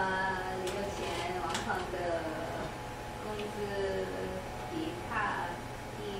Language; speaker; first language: Chinese; non-native, learner; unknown